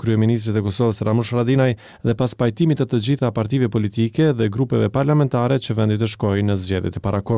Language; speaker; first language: Albanian; native; Albanian